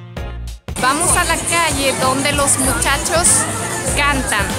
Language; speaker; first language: Spanish; non-native, fluent; Korean